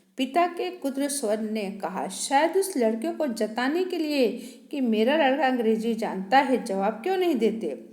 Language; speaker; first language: Hindi; native; Hindi